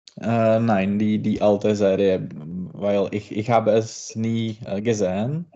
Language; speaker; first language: German; non-native, learner; Czech